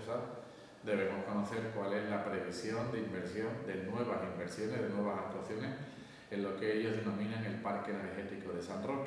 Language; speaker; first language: Spanish; native; Spanish